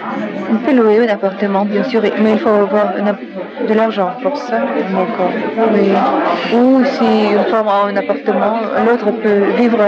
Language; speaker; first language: French; non-native, fluent; Russian